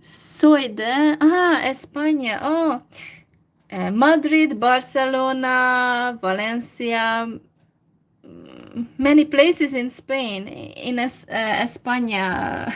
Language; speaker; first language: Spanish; non-native, learner; Hungarian